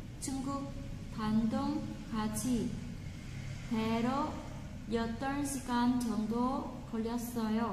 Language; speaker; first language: Korean; non-native, fluent; Vietnamese